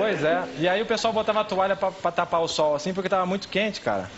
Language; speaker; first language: Portuguese; native; Portuguese